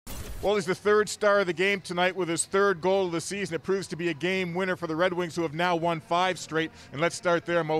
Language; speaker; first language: English; native; English